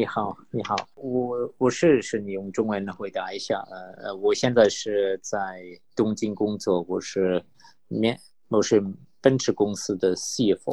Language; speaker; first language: Chinese; non-native, fluent; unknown